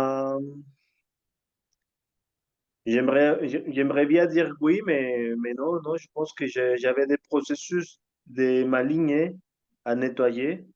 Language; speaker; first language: French; non-native, fluent; Spanish